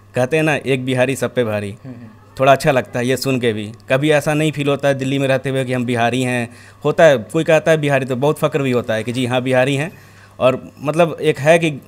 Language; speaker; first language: Hindi; native; Hindi